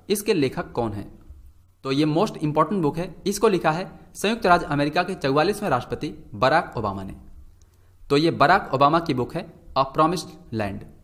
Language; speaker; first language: Hindi; native; Hindi